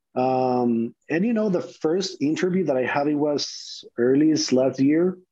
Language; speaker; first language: English; non-native, fluent; Spanish